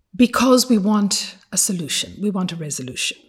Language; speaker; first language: English; non-native, fluent; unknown